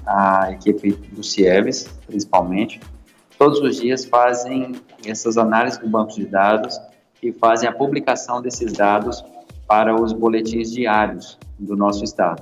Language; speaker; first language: Portuguese; native; Portuguese